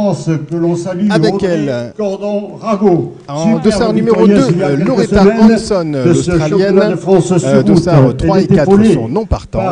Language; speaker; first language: French; native; French